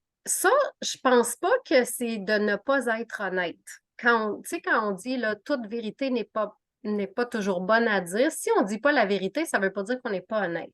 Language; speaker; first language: French; native; French